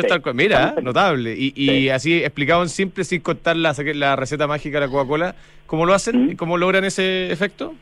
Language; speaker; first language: Spanish; native; Spanish